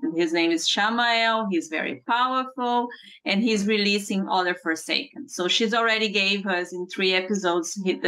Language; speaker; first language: English; non-native, fluent; Portuguese